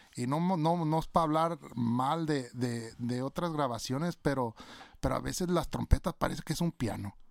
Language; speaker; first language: Spanish; early bilingual, other home language; English